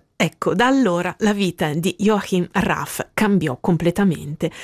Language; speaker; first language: Italian; native; Italian